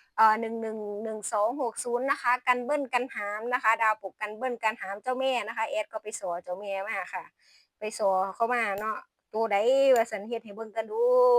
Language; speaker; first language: Thai; non-native, local second language; Lao